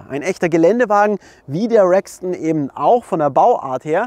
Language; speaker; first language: German; native; German